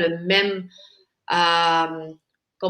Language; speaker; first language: French; non-native, learner; Filipino